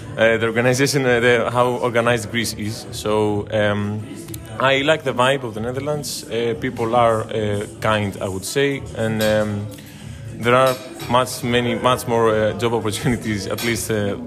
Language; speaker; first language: English; non-native, fluent; Greek